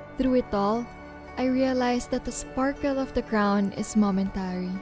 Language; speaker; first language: English; non-native, local second language; Pampanga